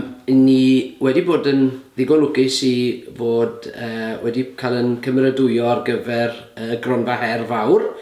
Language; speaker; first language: Welsh; native; Welsh